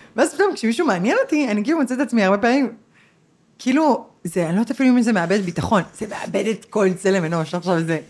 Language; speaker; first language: Hebrew; native; Hebrew